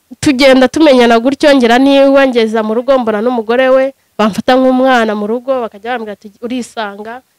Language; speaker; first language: Kinyarwanda; native; Kinyarwanda